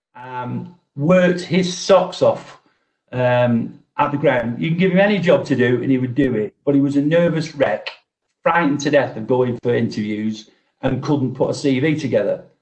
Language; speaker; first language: English; native; English